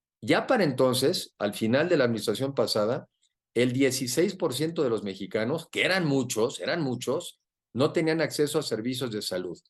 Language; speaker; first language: Spanish; native; Spanish